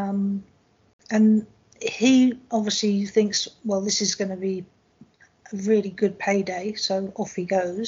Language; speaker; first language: English; native; English